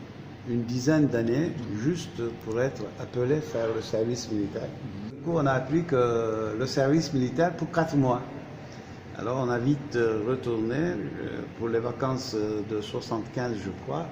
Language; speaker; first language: French; non-native, fluent; Turkish